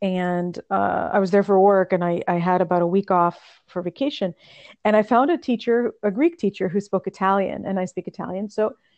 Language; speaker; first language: English; early bilingual, other home language; Russian